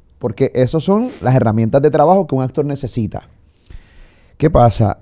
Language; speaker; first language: Spanish; native; Spanish